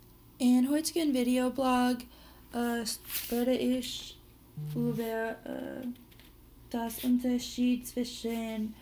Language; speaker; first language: German; non-native, learner; English